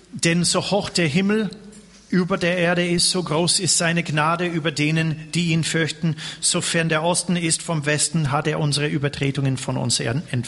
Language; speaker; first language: German; non-native, fluent; English